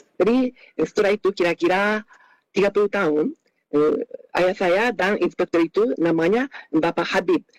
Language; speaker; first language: Indonesian; non-native, fluent; Japanese